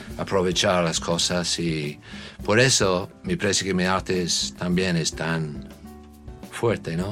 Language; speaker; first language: Spanish; non-native, learner; English